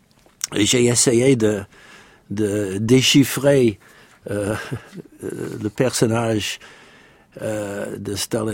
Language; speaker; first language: French; non-native, fluent; English